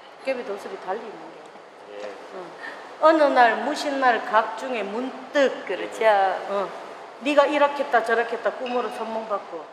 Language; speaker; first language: Korean; native; Korean